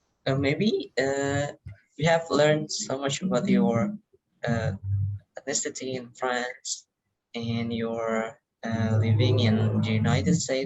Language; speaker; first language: English; non-native, learner; Indonesian